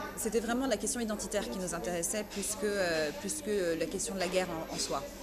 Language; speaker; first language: French; early bilingual, other home language; Persian